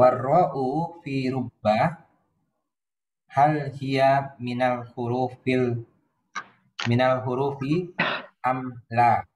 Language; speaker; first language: Arabic; non-native, learner; Indonesian